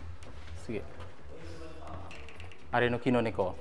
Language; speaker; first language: Japanese; non-native, learner; Khmer